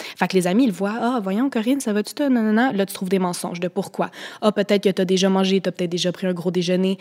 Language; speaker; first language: French; native; French